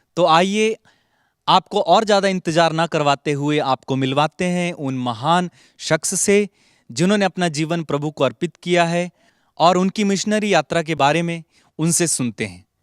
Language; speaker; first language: Hindi; native; Hindi